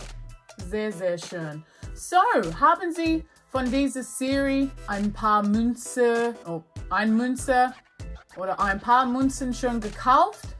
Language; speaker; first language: German; non-native, learner; English